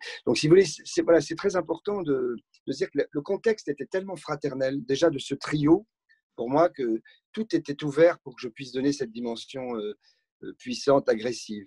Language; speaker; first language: French; native; French